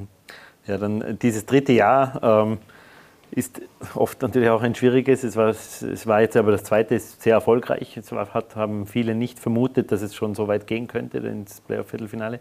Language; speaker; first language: German; native; German